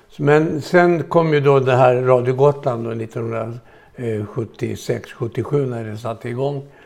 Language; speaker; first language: Swedish; native; Swedish